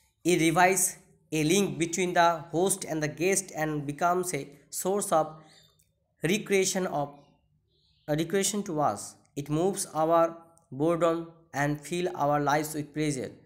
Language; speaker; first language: English; non-native, local second language; Bangla